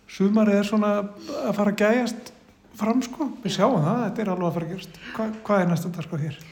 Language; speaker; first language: Icelandic; native; Icelandic